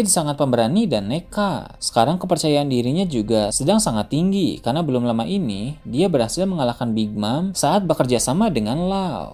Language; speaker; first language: Indonesian; native; Indonesian